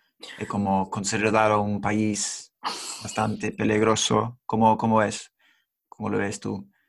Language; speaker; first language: Spanish; non-native, fluent; English